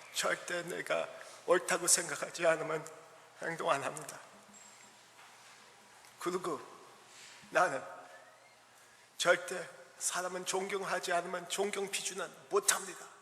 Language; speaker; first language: Korean; early bilingual, heritage; Korean